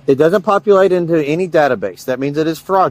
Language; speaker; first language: English; native; English